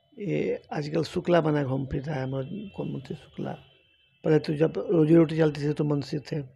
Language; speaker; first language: Hindi; native; Hindi